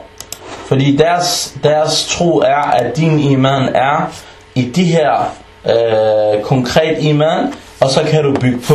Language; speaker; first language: Danish; early bilingual, other home language; Arabic